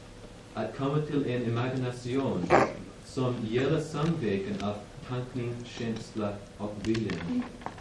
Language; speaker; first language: Swedish; non-native, fluent; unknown